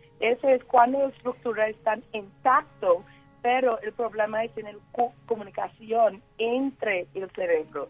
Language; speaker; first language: Spanish; non-native, learner; English